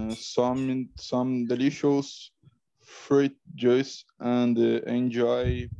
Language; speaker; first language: English; non-native, learner; Portuguese